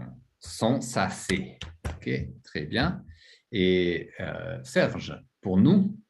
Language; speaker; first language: French; non-native, fluent; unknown